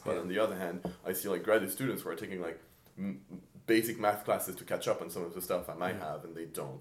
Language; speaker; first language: English; early bilingual, other home language; French